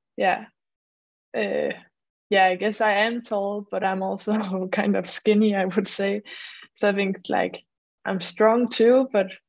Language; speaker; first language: English; non-native, fluent; Danish